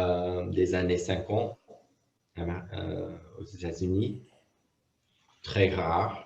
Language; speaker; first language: French; non-native, fluent; English